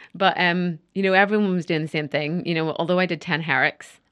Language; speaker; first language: English; native; English